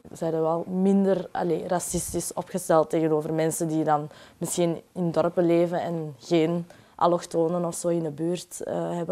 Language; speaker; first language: Dutch; early bilingual, other home language; Cantonese